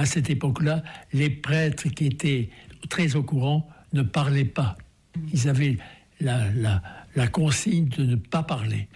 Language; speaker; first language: French; native; French